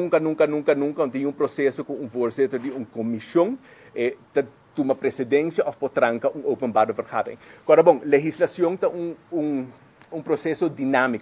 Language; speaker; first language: Spanish; non-native, learner; Papiamento